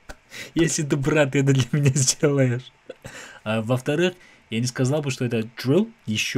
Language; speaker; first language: Russian; non-native, fluent; English